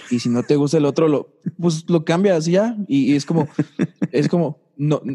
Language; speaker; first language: Spanish; native; Spanish